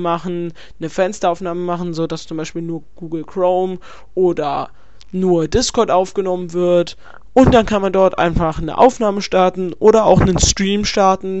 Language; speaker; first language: German; native; German